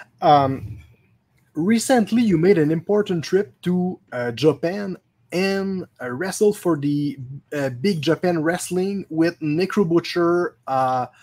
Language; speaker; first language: English; non-native, local second language; French